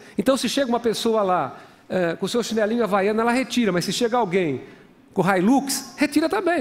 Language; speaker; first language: Portuguese; native; Portuguese